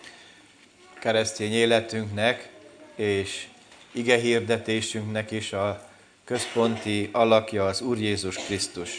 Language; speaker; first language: Hungarian; native; Hungarian